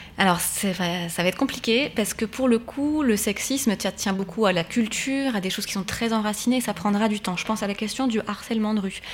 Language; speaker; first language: French; native; French